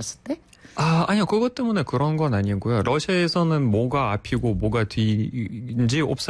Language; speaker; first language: Korean; non-native, fluent; Russian